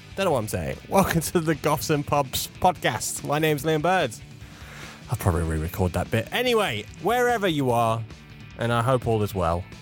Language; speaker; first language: English; native; English